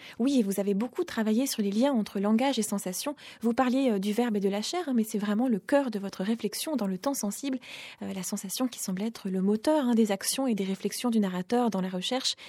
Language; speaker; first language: French; native; French